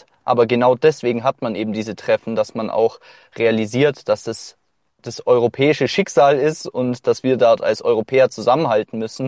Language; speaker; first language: German; native; German